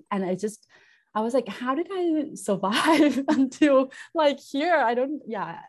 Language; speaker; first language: English; non-native, fluent; Thai